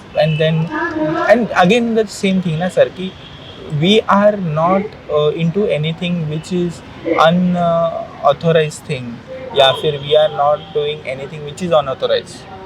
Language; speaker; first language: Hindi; non-native, local second language; Marathi